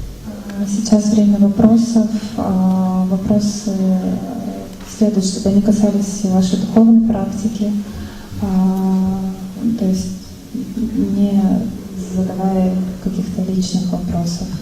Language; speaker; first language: Russian; native; Russian